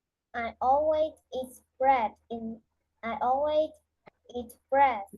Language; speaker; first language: English; non-native, learner; Vietnamese